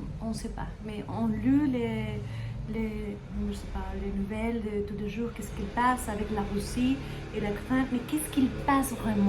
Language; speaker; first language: French; non-native, learner; Spanish